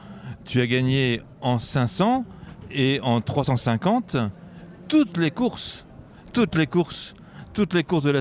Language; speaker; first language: French; native; French